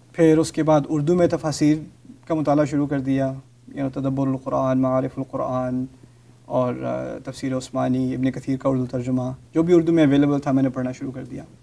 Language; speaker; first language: Urdu; early bilingual, heritage; Urdu